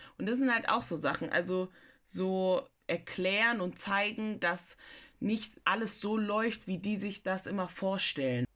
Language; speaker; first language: German; early bilingual, other home language; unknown